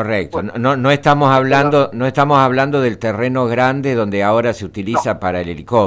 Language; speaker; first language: Spanish; native; Spanish